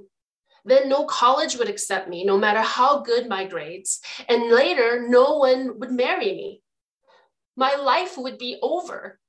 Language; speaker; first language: English; early bilingual, other home language; Chinese